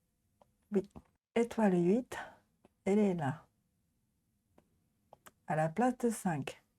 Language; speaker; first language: French; non-native, learner; Japanese